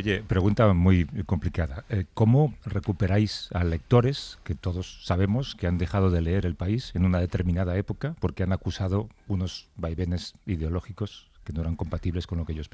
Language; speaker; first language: Spanish; native; Spanish